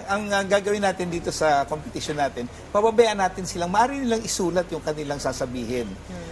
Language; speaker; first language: Filipino; native; Filipino